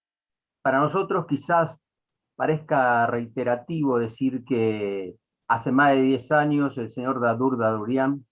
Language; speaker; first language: Spanish; native; Spanish